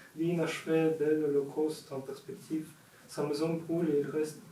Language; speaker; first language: French; non-native, learner; Russian